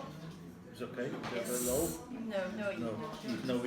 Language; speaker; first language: English; non-native, learner; Polish